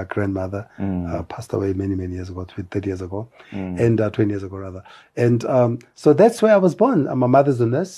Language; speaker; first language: English; non-native, local second language; Tswana